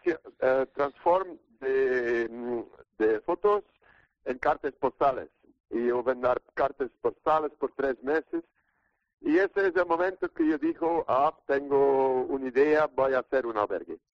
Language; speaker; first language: Spanish; non-native, learner; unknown